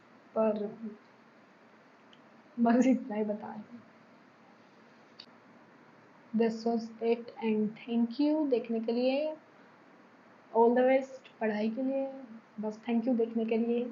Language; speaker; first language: Hindi; native; Hindi